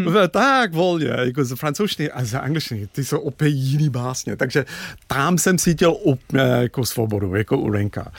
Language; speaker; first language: Czech; non-native, fluent; English